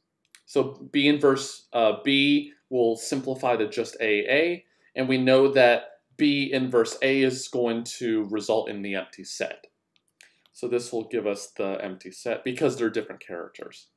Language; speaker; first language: English; native; English